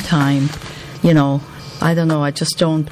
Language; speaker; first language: English; native; English